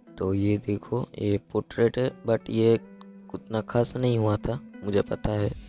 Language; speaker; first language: Hindi; non-native, local second language; Bangla